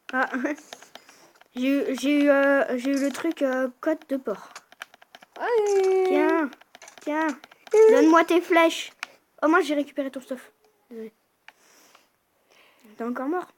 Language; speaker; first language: French; native; French